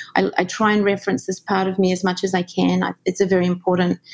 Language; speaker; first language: English; native; English